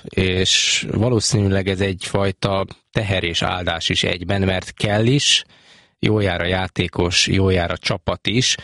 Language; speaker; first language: Hungarian; native; Hungarian